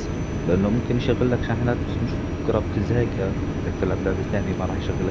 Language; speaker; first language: Arabic; native; Arabic